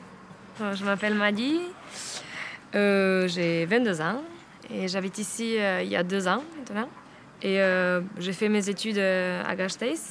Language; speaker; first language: French; non-native, fluent; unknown